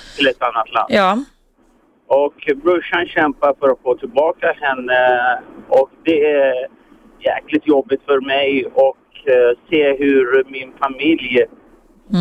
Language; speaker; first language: Swedish; early bilingual, other home language; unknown